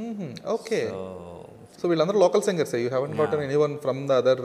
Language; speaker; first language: Telugu; native; Telugu